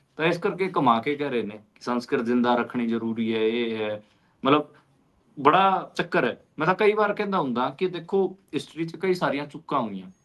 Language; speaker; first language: Punjabi; non-native, local second language; Hindi